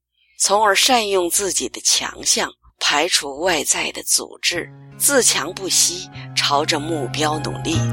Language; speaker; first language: Chinese; native; Chinese